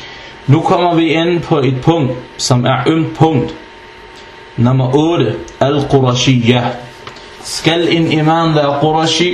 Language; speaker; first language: Danish; non-native, fluent; Arabic